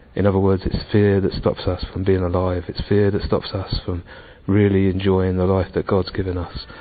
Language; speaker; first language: English; native; English